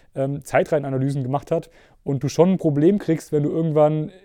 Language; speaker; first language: German; native; German